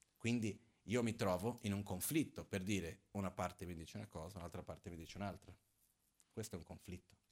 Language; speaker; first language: Italian; non-native, fluent; Portuguese